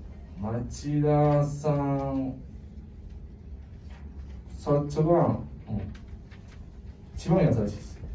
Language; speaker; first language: Japanese; non-native, fluent; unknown